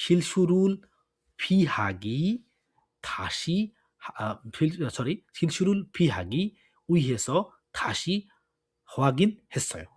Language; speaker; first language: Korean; non-native, fluent; Bangla